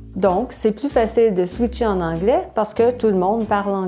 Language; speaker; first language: French; native; French